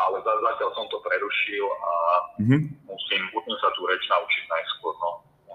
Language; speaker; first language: Slovak; native; Slovak